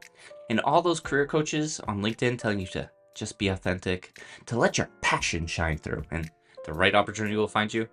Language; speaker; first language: English; native; English